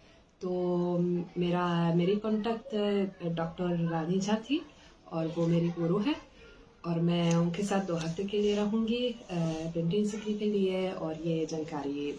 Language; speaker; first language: Hindi; non-native, fluent; Italian